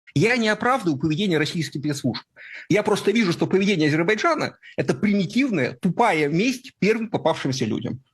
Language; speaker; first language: Russian; native; Russian